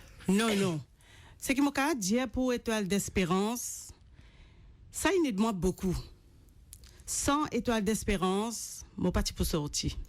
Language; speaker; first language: French; non-native, local second language; Morisyen